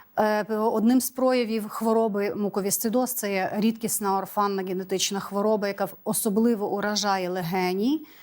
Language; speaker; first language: Ukrainian; native; Ukrainian